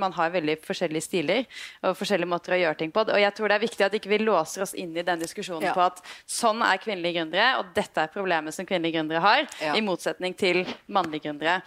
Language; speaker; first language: Norwegian; native; Norwegian